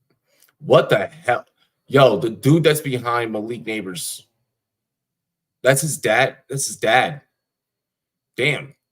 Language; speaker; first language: English; native; English